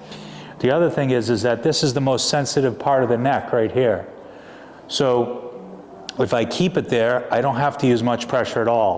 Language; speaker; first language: English; native; English